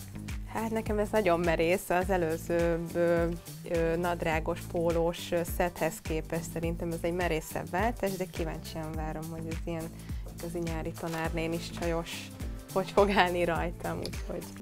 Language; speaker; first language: Hungarian; native; Hungarian